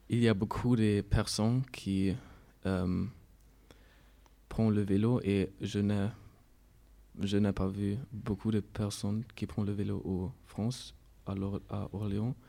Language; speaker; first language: French; non-native, learner; German